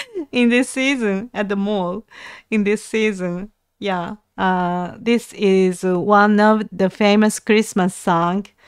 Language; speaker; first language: English; non-native, learner; Japanese